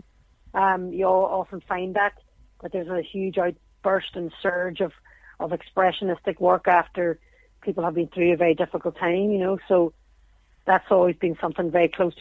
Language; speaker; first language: English; native; English